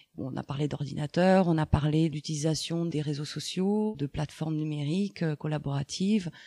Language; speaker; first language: French; native; French